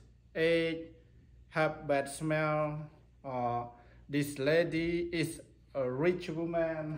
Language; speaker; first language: English; non-native, learner; Khmer